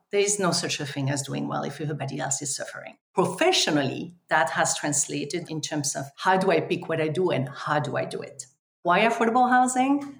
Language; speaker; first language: English; non-native, fluent; French